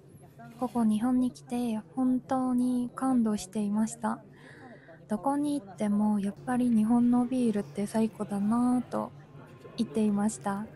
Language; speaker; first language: Japanese; non-native, fluent; Korean